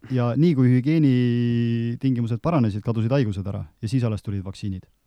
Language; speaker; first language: Estonian; native; Estonian